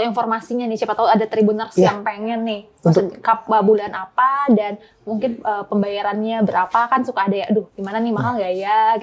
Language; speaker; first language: Indonesian; native; Indonesian